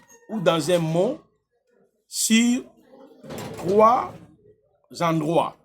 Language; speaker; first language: French; non-native, local second language; Lingala